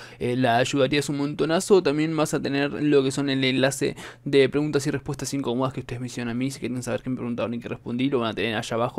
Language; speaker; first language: Spanish; native; Spanish